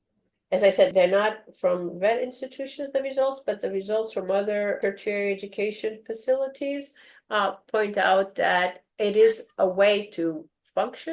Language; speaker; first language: English; non-native, fluent; Greek